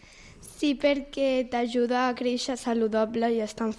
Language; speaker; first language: Catalan; non-native, local second language; Spanish